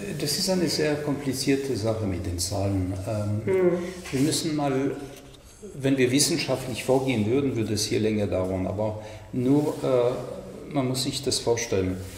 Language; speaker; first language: German; non-native, fluent; French